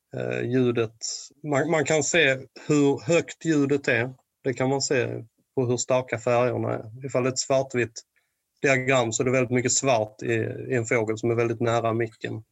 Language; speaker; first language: Swedish; native; Swedish